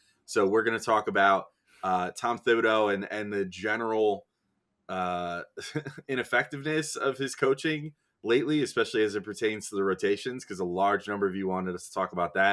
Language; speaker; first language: English; native; English